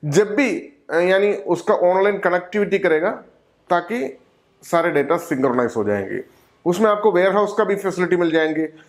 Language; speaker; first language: Hindi; non-native, local second language; Malayalam